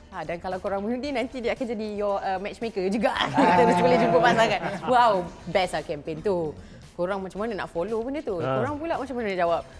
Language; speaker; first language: Malay; native; Malay